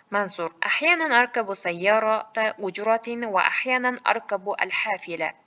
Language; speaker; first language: Arabic; non-native, fluent; Uzbek